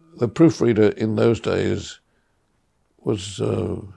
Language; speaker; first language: English; native; English